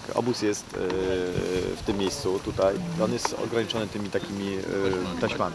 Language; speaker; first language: Polish; native; Polish